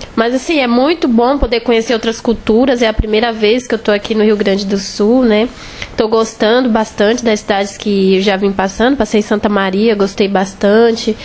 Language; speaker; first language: Portuguese; native; Portuguese